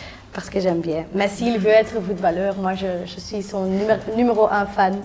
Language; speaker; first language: French; non-native, local second language; Dutch